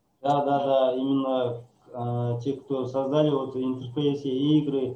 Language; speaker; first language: Russian; non-native, local second language; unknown